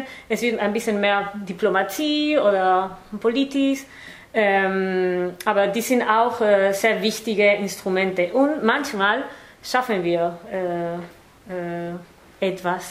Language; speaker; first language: German; non-native, fluent; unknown